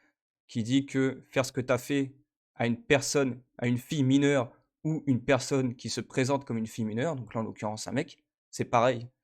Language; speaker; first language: French; native; French